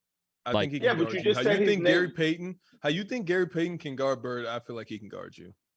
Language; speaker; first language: English; native; English